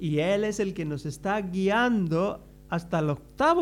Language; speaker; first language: Spanish; native; Spanish